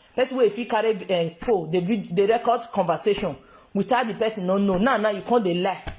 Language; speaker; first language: Nigerian Pidgin; non-native, local second language; Yoruba